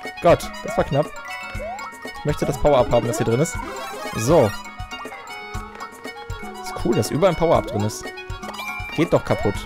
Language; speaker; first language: German; native; German